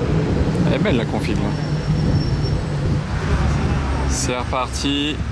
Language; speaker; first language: French; native; French